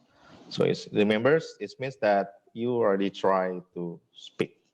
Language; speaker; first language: English; non-native, fluent; Indonesian